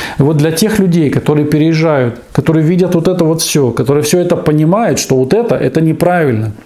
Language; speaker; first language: Russian; native; Russian